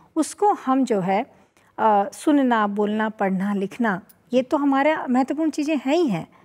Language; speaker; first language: Hindi; native; Hindi